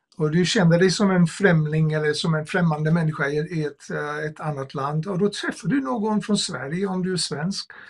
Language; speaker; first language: Swedish; non-native, fluent; English